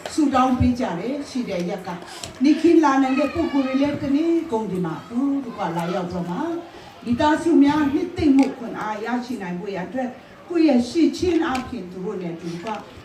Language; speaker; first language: Burmese; non-native, local second language; Hakha Chin